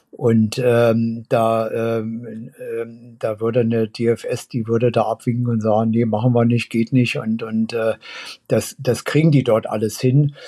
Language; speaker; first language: German; native; German